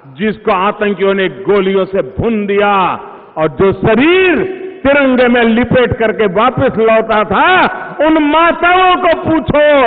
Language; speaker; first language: Hindi; non-native, local second language; Gujarati